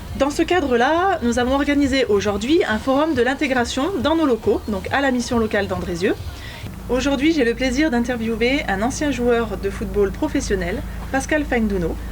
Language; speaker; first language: French; native; French